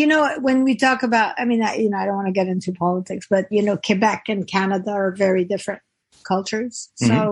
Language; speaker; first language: English; non-native, fluent; French